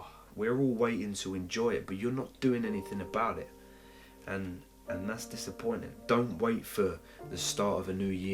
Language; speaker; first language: English; native; English